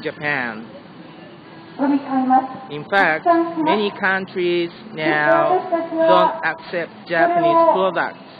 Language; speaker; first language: English; non-native, learner; Japanese